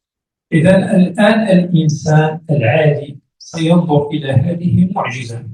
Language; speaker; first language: Arabic; native; Arabic